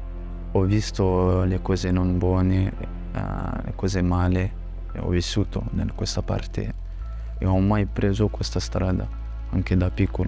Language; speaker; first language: Italian; non-native, fluent; French